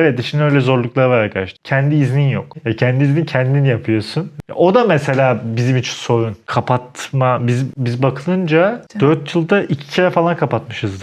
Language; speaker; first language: Turkish; native; Turkish